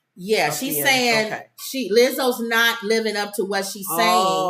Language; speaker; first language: English; native; English